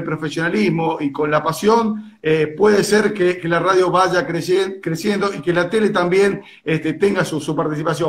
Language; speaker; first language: Spanish; native; Spanish